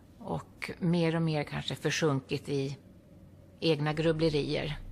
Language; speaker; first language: Swedish; native; Swedish